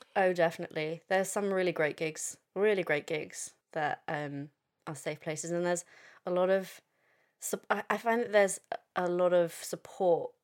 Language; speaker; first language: English; early bilingual, other home language; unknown